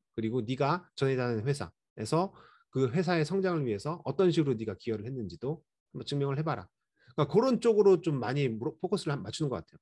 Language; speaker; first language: Korean; native; Korean